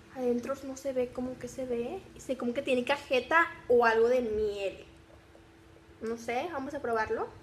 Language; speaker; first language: Spanish; native; Spanish